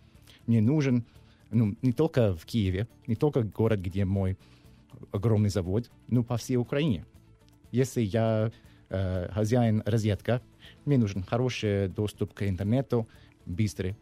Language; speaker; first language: Russian; non-native, learner; English